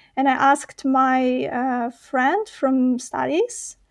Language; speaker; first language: English; non-native, fluent; Russian